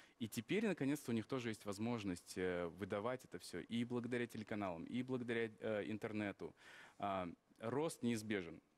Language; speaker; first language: Russian; non-native, local second language; Kazakh